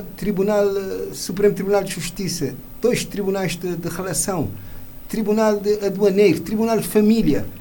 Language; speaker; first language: Portuguese; non-native, local second language; Kabuverdianu